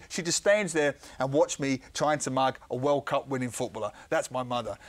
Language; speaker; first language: English; native; English